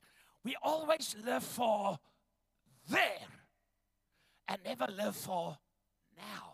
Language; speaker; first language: English; non-native, local second language; Afrikaans